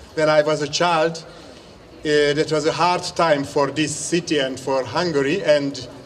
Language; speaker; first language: English; non-native, learner; Hungarian